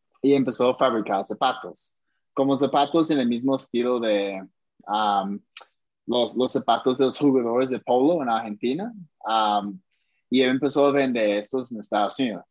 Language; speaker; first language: Spanish; non-native, fluent; English